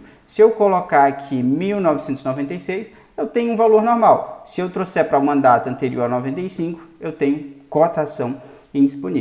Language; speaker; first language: Portuguese; native; Portuguese